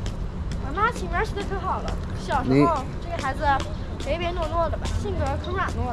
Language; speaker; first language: Chinese; native; Chinese